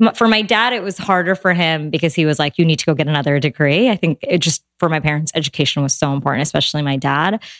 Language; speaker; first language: English; native; English